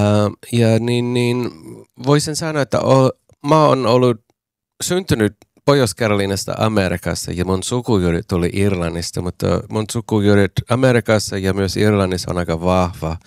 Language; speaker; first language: Finnish; non-native, fluent; English